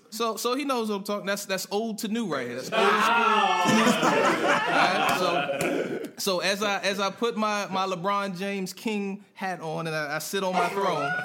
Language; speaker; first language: English; native; English